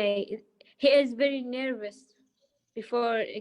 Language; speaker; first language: English; non-native, learner; Arabic